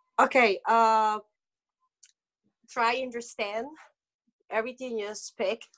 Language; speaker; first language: English; non-native, learner; Spanish